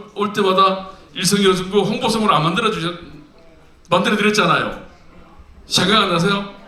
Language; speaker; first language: Korean; native; Korean